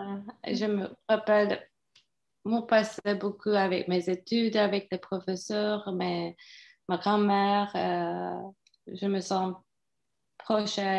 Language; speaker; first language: French; non-native, fluent; Turkish